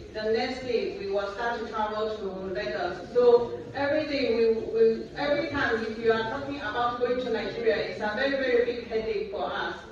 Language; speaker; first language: English; non-native, learner; Chinese